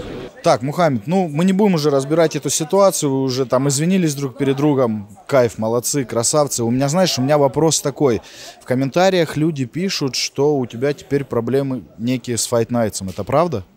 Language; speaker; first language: Russian; native; Russian